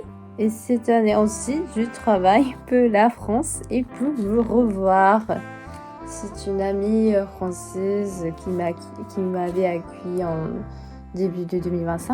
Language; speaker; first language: French; non-native, fluent; Japanese